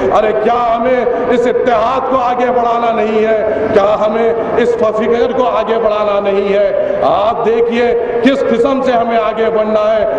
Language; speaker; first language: Urdu; native; Urdu